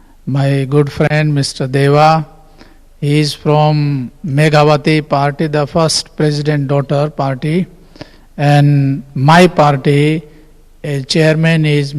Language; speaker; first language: English; non-native, fluent; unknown